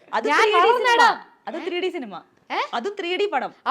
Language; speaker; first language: Malayalam; native; Malayalam